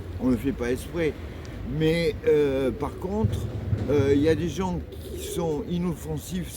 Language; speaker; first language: French; native; French